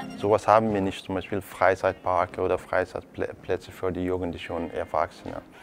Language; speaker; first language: German; non-native, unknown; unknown